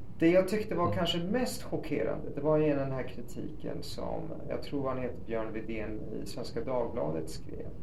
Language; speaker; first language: Swedish; early bilingual, other home language; Persian